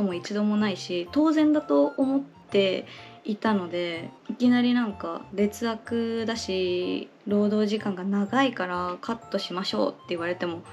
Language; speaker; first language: Japanese; native; Japanese